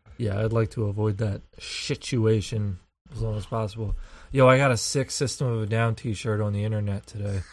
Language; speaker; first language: English; native; English